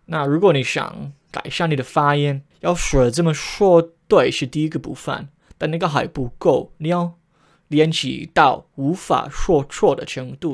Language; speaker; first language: Chinese; non-native, fluent; English